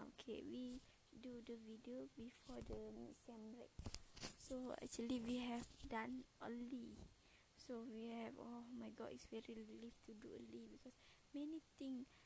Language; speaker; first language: English; non-native, learner; Malay